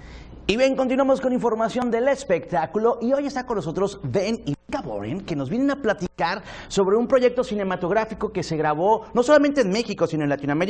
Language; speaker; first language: Spanish; native; Spanish